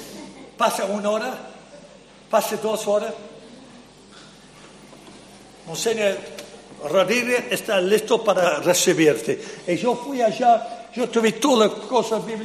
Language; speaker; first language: Spanish; non-native, fluent; English